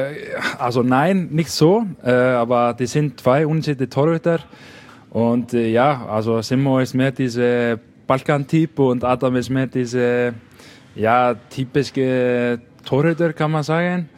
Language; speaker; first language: German; non-native, learner; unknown